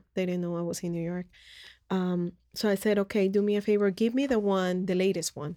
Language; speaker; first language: English; early bilingual, other home language; Spanish